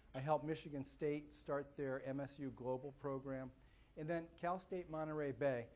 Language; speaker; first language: English; native; English